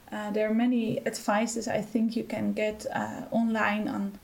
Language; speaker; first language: English; non-native, fluent; Dutch